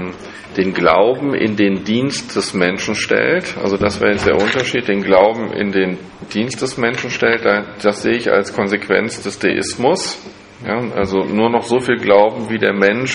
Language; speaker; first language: German; non-native, fluent; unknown